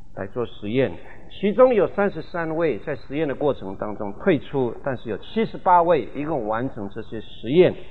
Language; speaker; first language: Chinese; non-native, local second language; Min Nan Chinese